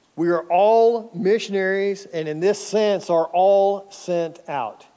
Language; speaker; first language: English; native; English